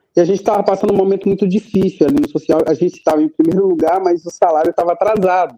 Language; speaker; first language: Portuguese; native; Portuguese